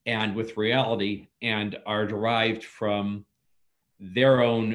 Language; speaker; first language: English; native; English